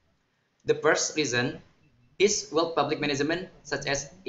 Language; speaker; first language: English; non-native, learner; Indonesian